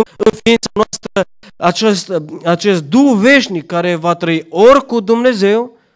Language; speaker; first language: Romanian; non-native, fluent; Albanian